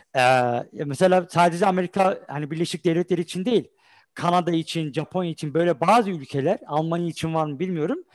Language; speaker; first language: Turkish; early bilingual, heritage; Turkish